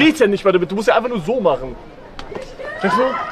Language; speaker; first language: German; native; German